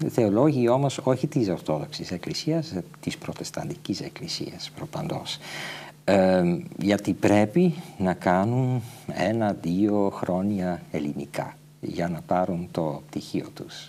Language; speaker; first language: Greek; non-native, fluent; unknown